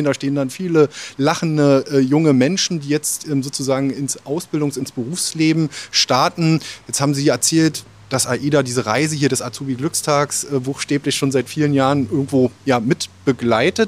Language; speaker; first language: German; native; German